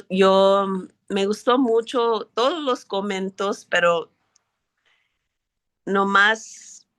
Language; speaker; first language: Spanish; early bilingual, heritage; English